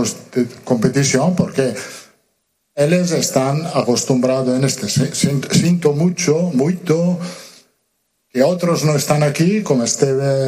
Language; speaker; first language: Portuguese; non-native, learner; Italian